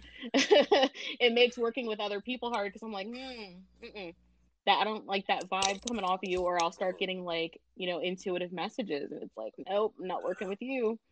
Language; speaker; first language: English; early bilingual, other home language; Indonesian